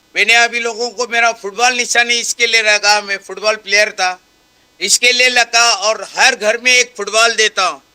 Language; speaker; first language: Hindi; non-native, local second language; Marathi